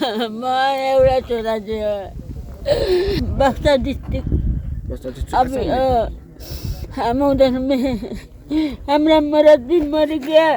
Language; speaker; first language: Hindi; non-native, local second language; Bangla